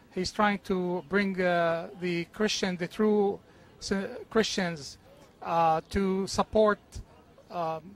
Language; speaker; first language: English; non-native, fluent; Arabic